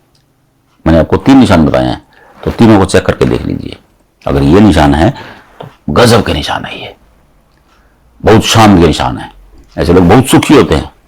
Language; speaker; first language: Hindi; native; Hindi